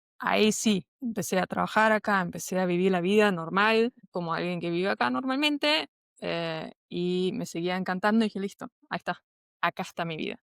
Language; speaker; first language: Spanish; non-native, fluent; German